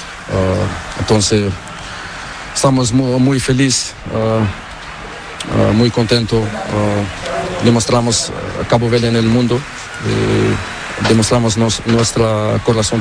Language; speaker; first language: Spanish; non-native, learner; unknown